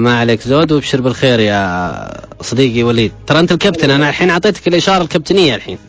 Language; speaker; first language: Arabic; native; Arabic